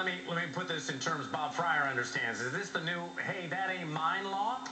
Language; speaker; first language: English; native; English